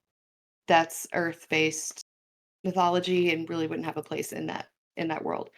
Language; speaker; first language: English; native; English